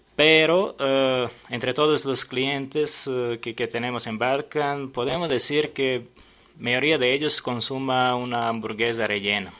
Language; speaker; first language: Spanish; non-native, learner; Serbian